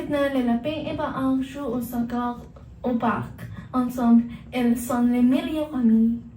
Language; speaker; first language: French; non-native, learner; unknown